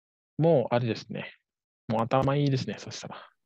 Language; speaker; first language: Japanese; non-native, fluent; Indonesian